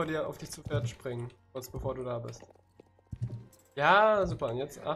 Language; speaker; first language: German; native; German